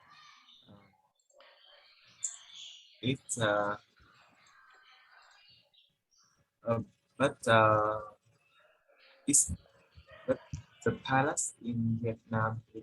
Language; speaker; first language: English; non-native, learner; Vietnamese